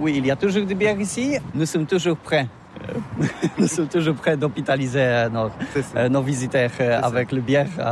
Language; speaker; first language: French; non-native, learner; Polish